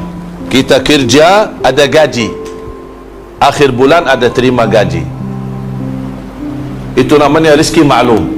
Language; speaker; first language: Indonesian; non-native, fluent; Arabic